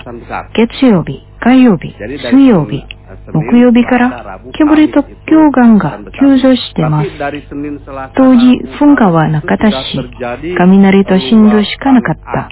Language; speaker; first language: Japanese; non-native, fluent; Indonesian